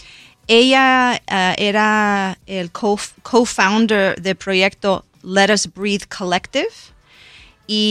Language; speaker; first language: Spanish; non-native, local second language; English